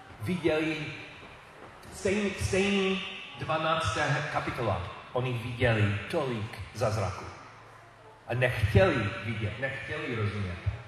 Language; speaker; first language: Czech; non-native, learner; English